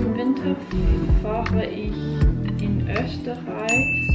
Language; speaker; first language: German; non-native, learner; English